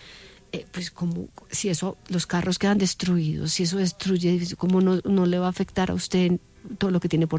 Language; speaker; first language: Spanish; native; Spanish